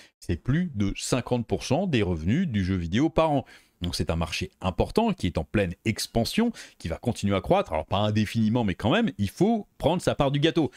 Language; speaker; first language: French; native; French